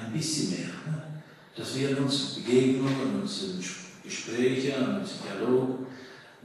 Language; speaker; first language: German; early bilingual, heritage; German